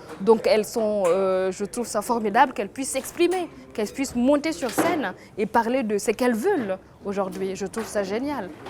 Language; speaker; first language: French; non-native, local second language; Mossi